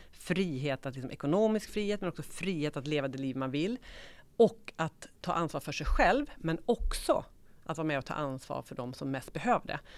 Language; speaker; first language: Swedish; native; Swedish